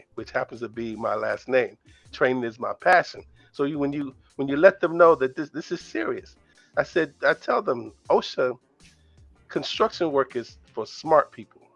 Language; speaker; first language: English; native; English